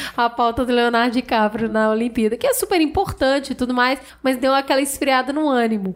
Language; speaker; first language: Portuguese; native; Portuguese